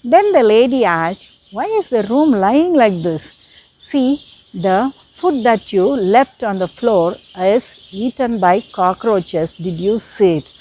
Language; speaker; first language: English; non-native, local second language; Tamil